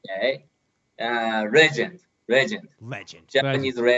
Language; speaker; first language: English; non-native, learner; Japanese